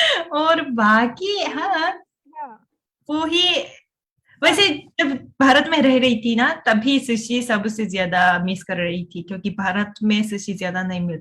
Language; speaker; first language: Hindi; non-native, fluent; Japanese